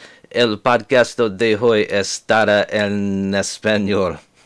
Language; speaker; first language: Spanish; non-native, learner; English